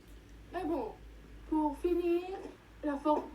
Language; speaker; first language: French; non-native, learner; Spanish